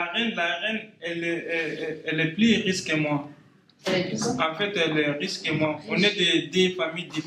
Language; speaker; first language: French; non-native, learner; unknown